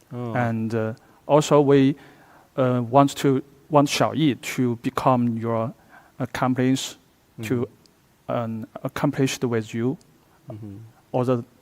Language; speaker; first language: English; non-native, fluent; Chinese